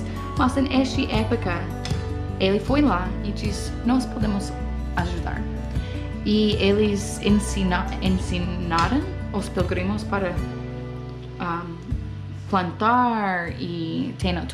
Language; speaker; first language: Portuguese; non-native, learner; English